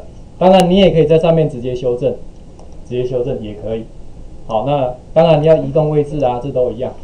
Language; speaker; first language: Chinese; native; Chinese